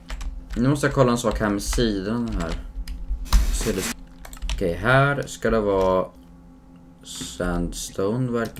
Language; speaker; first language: Swedish; native; Swedish